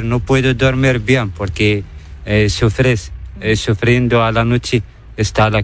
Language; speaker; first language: Spanish; non-native, learner; Arabic